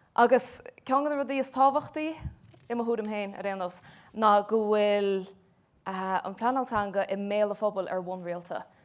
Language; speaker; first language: Irish; native; Irish